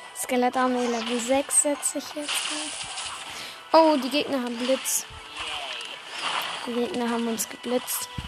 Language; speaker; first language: German; native; German